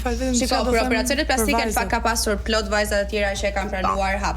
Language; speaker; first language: Albanian; native; Albanian